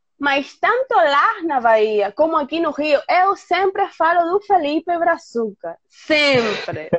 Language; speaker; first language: Portuguese; non-native, fluent; Spanish